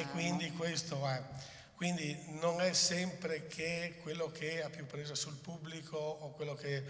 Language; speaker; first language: Italian; native; Italian